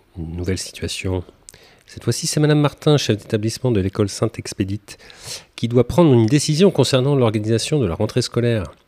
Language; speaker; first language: French; native; French